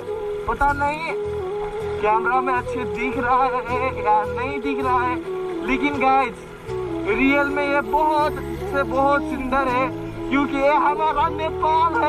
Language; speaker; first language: Hindi; non-native, learner; Nepali